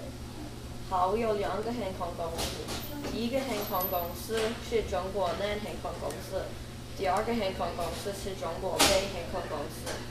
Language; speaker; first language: Chinese; non-native, learner; English